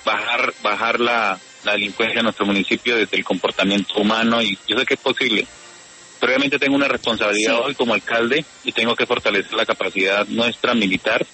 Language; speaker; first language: Spanish; native; Spanish